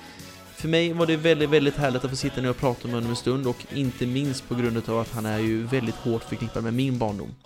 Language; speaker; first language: Swedish; native; Swedish